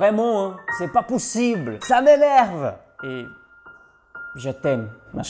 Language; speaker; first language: French; non-native, learner; Portuguese